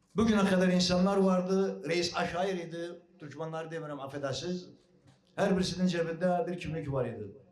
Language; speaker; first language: Turkish; early bilingual, heritage; Arabic